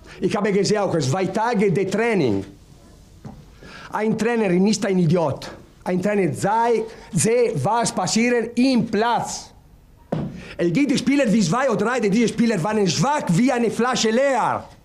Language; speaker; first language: German; non-native, learner; Italian